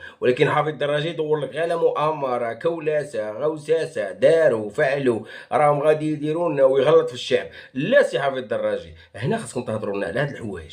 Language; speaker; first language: Arabic; native; Arabic